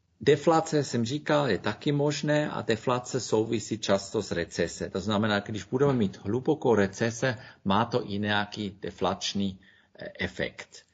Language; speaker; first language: Czech; non-native, fluent; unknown